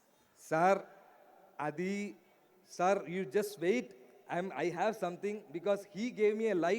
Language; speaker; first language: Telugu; non-native, learner; Malayalam